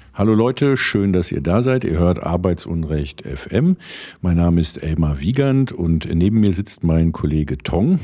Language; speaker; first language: German; native; German